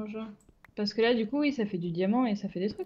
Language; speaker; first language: French; native; French